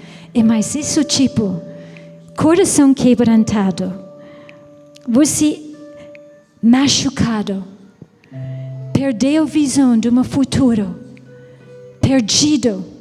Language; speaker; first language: Portuguese; non-native, fluent; English